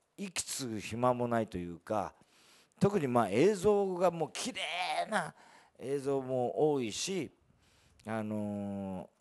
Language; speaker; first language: Japanese; native; Japanese